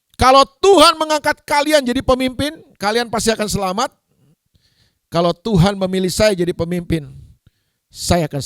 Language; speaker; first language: Indonesian; native; Indonesian